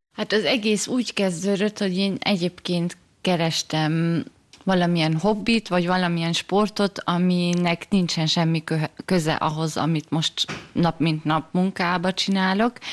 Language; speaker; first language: Hungarian; early bilingual, heritage; German